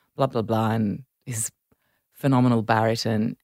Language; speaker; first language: English; non-native, fluent; Italian